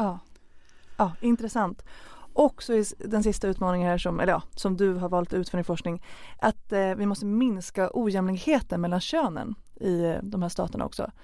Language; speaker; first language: Swedish; native; Swedish